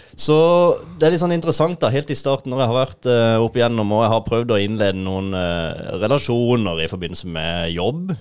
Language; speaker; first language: Norwegian; native; Norwegian